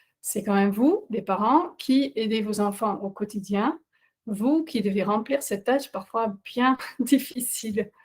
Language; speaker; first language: French; non-native, fluent; Dutch